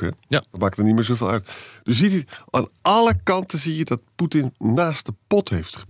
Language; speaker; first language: Dutch; native; Dutch